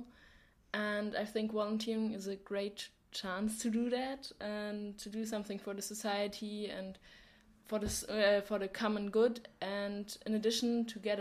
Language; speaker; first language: English; non-native, fluent; German